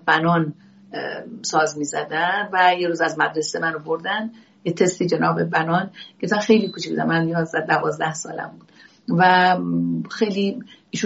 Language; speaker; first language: Persian; non-native, local second language; Azerbaijani